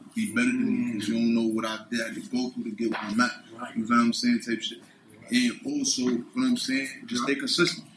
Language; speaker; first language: English; native; English